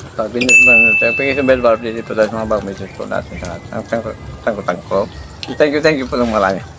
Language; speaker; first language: Filipino; non-native, local second language; Cebuano